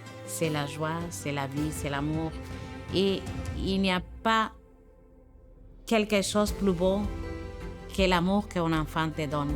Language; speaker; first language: French; non-native, fluent; Spanish